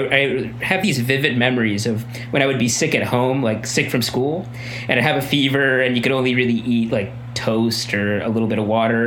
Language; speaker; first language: English; native; English